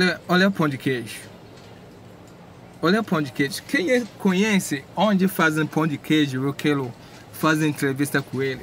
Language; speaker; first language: Portuguese; non-native, fluent; English